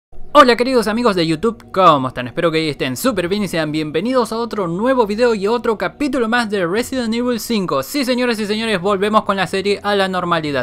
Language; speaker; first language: Spanish; native; Spanish